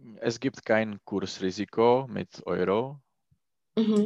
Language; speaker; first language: German; non-native, learner; Czech